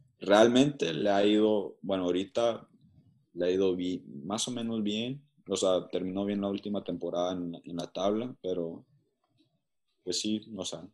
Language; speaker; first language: Spanish; early bilingual, heritage; Spanish